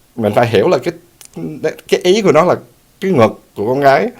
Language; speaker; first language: Vietnamese; early bilingual, heritage; Vietnamese